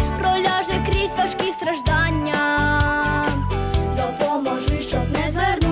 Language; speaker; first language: Ukrainian; native; Ukrainian